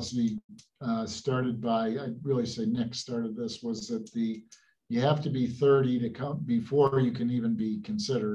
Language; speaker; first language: English; native; English